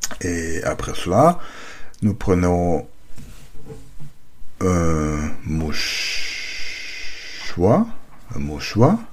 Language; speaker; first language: French; non-native, learner; German